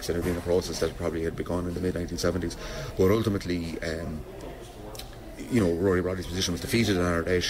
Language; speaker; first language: English; native; English